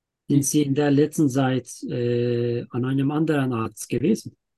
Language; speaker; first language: German; non-native, learner; Turkish